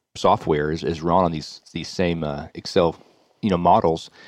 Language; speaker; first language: English; native; English